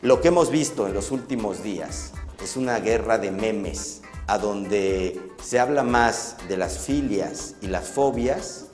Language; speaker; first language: Spanish; native; Spanish